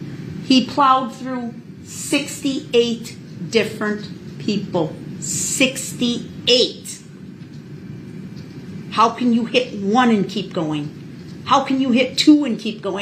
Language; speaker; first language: English; native; English